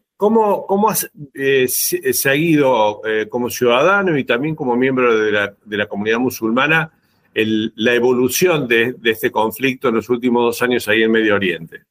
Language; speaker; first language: Spanish; native; Spanish